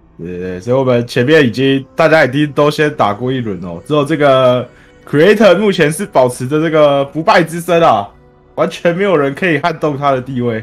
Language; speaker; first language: Chinese; native; Chinese